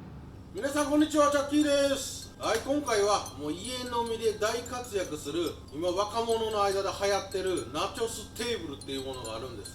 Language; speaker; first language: Japanese; native; Japanese